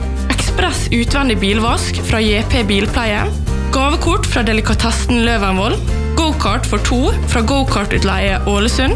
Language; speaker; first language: Norwegian; native; Norwegian